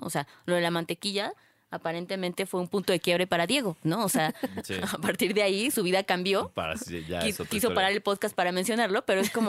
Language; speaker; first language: Spanish; native; Spanish